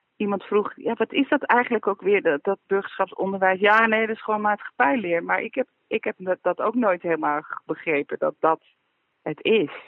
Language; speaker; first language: Dutch; native; Dutch